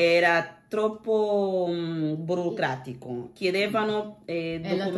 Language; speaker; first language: Italian; non-native, learner; Portuguese